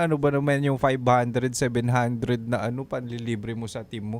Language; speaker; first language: Filipino; native; Filipino